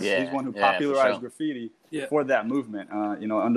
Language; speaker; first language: English; native; English